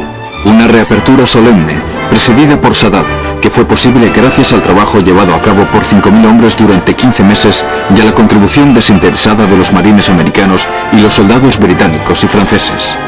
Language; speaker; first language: Spanish; native; Spanish